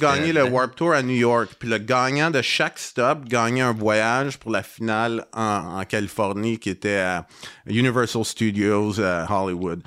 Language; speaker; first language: French; native; French